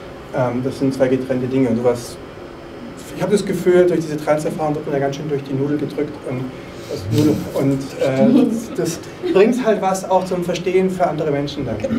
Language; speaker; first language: German; native; German